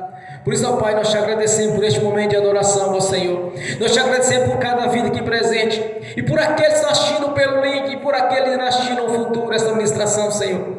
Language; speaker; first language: Portuguese; native; Portuguese